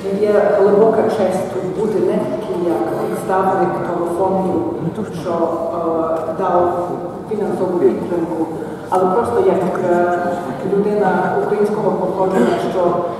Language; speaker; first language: Ukrainian; early bilingual, heritage; Ukrainian